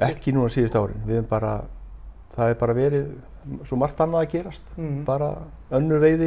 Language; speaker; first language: Icelandic; native; Icelandic